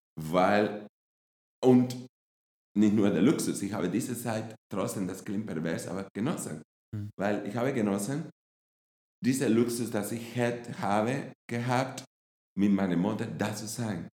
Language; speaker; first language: German; non-native, fluent; Spanish